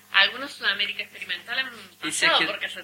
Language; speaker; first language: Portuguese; non-native, learner; Spanish